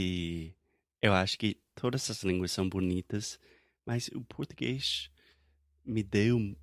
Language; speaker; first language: Portuguese; non-native, fluent; English